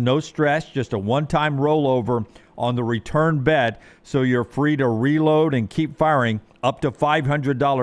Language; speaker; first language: English; native; English